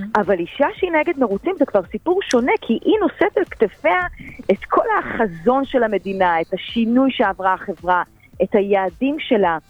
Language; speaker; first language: Hebrew; native; Hebrew